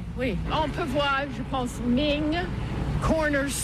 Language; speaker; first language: French; non-native, learner; English